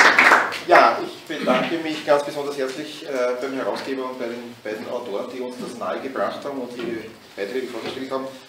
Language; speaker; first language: German; native; German